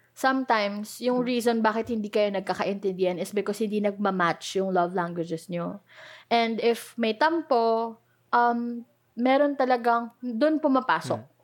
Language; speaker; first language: Filipino; native; Filipino